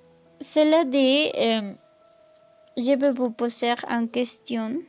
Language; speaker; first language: French; non-native, learner; Spanish